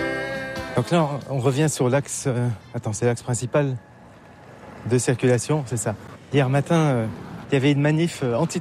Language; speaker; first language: French; native; French